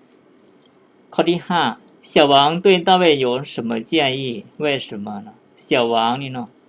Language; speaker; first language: Chinese; non-native, fluent; Lao